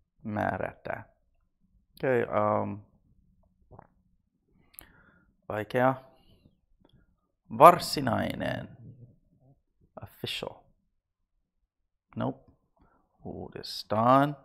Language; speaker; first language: Finnish; non-native, learner; English